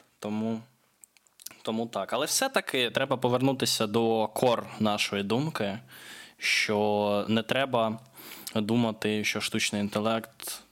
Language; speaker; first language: Ukrainian; non-native, local second language; Russian